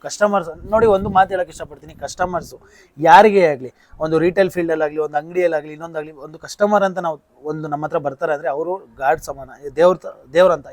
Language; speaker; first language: Kannada; native; Kannada